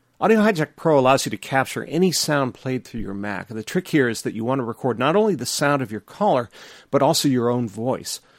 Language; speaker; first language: English; native; English